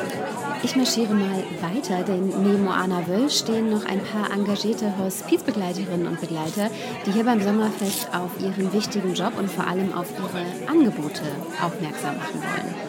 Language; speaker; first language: German; native; German